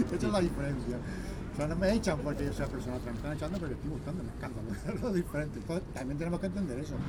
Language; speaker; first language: Spanish; native; Spanish